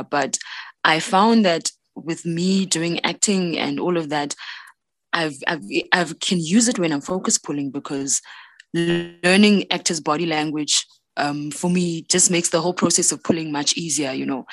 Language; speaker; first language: English; non-native, local second language; Xhosa